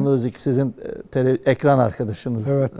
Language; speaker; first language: Turkish; native; Turkish